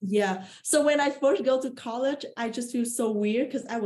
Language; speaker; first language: English; non-native, fluent; Vietnamese